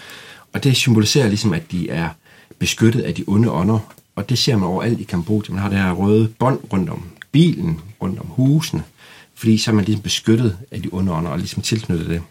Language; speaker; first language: Danish; native; Danish